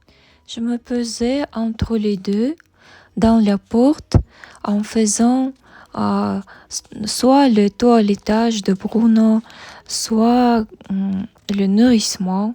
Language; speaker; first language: French; non-native, learner; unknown